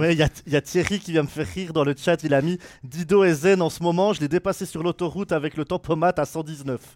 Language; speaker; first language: French; native; French